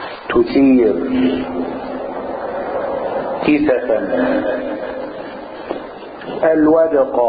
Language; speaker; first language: Arabic; native; Arabic